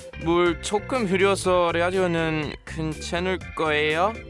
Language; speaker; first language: Korean; non-native, fluent; English